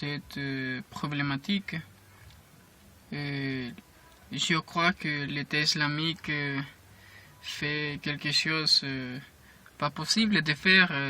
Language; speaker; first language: French; non-native, learner; Spanish